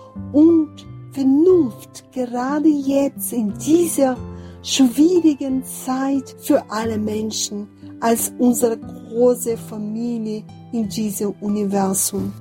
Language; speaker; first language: German; non-native, fluent; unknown